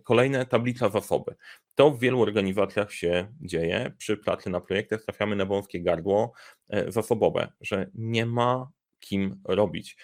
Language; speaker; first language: Polish; native; Polish